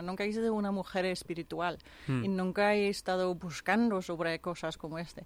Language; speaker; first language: Spanish; non-native, fluent; Danish